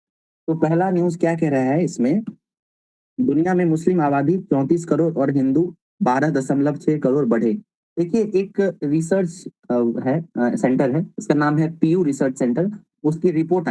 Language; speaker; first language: Hindi; native; Hindi